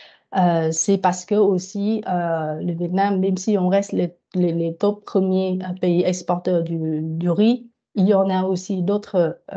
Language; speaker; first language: French; non-native, fluent; Vietnamese